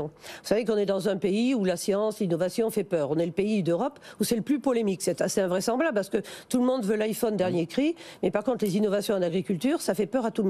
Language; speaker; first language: French; native; French